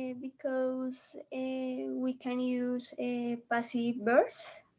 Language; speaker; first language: English; non-native, learner; Spanish